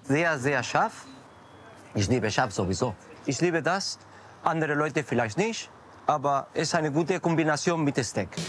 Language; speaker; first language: German; non-native, learner; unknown